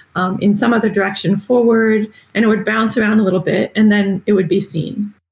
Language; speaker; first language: English; native; English